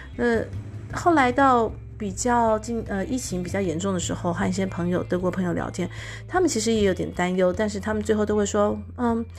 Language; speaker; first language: Chinese; native; Chinese